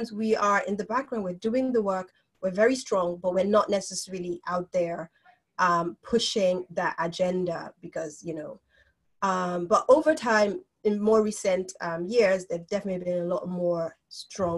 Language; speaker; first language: English; non-native, local second language; Yoruba